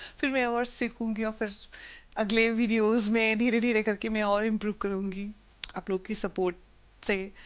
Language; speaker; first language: Hindi; non-native, local second language; Assamese